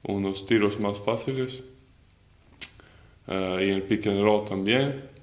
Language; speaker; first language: Spanish; non-native, learner; Latvian